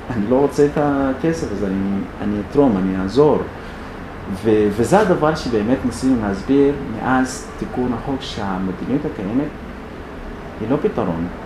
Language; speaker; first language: Hebrew; non-native, fluent; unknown